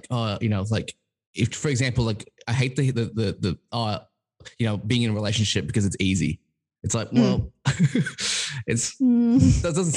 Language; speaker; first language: English; native; English